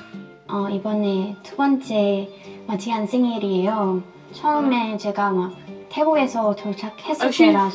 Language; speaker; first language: Korean; non-native, fluent; Thai